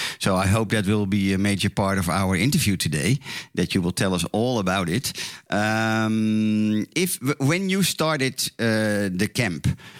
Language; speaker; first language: English; non-native, fluent; Dutch